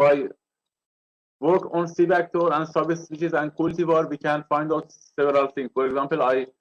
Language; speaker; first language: English; non-native, learner; Persian